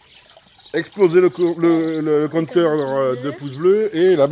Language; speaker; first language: French; native; French